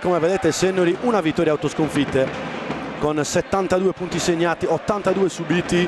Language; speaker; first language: Italian; native; Italian